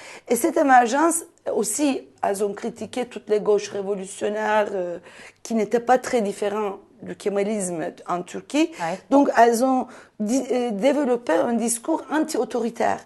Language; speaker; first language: French; non-native, fluent; Turkish